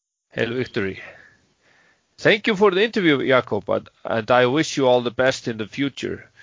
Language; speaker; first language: English; non-native, fluent; Icelandic